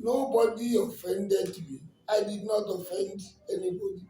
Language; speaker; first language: English; non-native, local second language; Yoruba